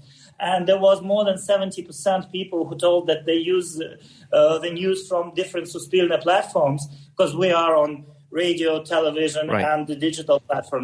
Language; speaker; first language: English; non-native, fluent; Russian